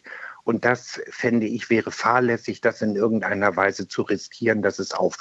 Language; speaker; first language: German; native; German